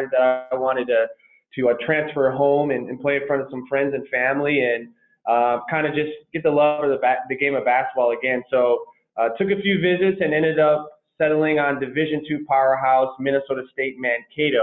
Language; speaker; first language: English; native; English